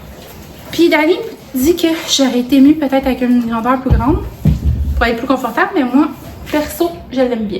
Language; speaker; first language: French; native; French